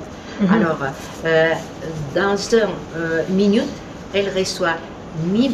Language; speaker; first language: French; non-native, learner; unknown